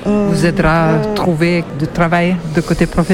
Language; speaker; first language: French; native; French